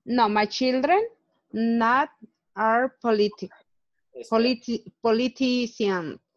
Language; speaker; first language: English; non-native, learner; Spanish